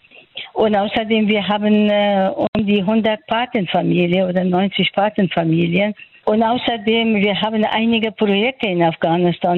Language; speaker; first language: German; non-native, fluent; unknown